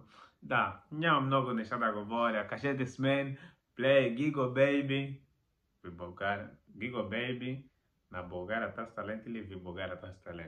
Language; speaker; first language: Bulgarian; non-native, learner; Macedonian